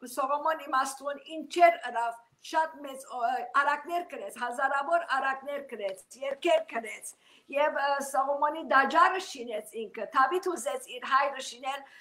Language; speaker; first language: Armenian; early bilingual, heritage; Armenian